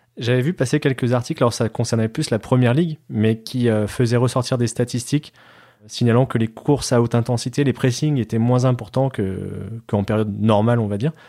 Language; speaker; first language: French; native; French